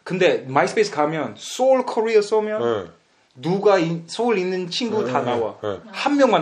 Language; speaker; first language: Korean; early bilingual, heritage; English